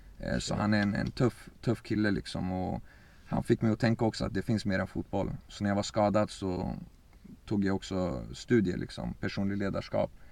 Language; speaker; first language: Swedish; early bilingual, other home language; Kurdish